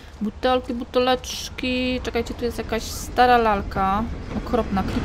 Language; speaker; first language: Polish; native; Polish